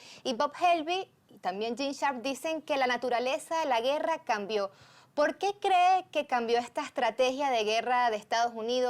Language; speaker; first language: Spanish; native; Spanish